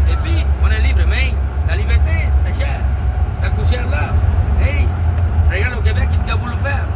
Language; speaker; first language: French; native; French